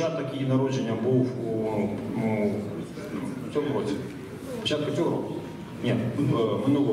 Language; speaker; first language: Russian; native; Russian